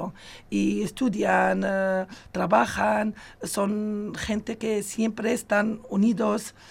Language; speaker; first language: Spanish; non-native, fluent; Arabic